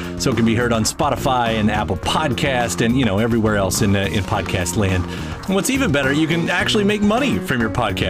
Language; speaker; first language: English; native; English